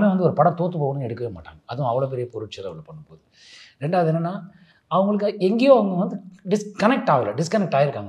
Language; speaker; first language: Tamil; native; Tamil